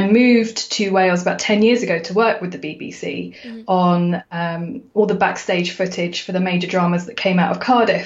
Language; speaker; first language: English; native; English